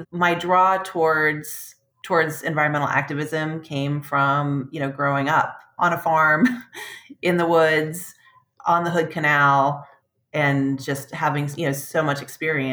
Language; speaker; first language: English; native; English